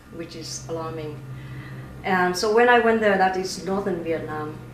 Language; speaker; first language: English; non-native, fluent; Vietnamese